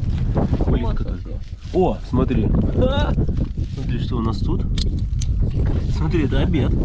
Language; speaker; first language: Russian; native; Russian